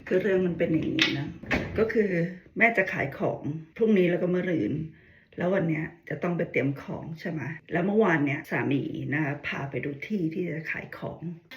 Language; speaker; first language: Thai; native; Thai